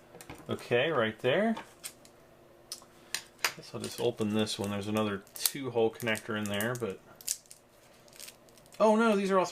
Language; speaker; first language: English; native; English